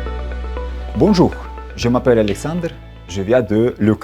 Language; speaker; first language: French; non-native, learner; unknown